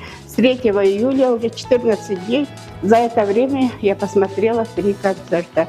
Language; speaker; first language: Russian; non-native, local second language; Kazakh